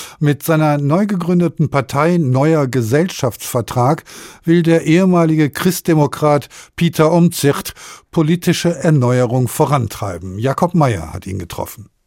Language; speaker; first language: German; native; German